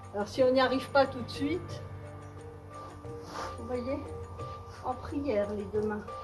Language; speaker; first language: French; native; French